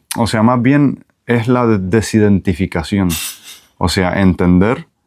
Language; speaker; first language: Spanish; native; Spanish